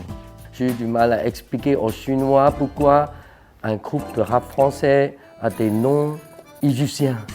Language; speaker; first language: French; non-native, fluent; Cantonese